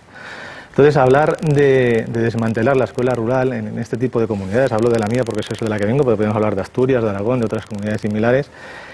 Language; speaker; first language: Spanish; native; Spanish